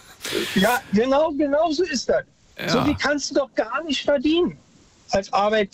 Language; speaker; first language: German; native; German